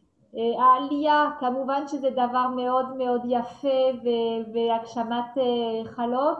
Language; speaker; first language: Hebrew; non-native, fluent; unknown